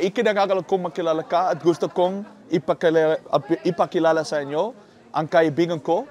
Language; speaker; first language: Filipino; non-native, learner; Dutch